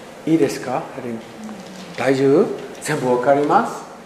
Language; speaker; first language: Japanese; non-native, learner; English